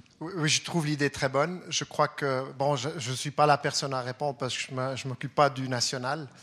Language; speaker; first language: French; non-native, local second language; German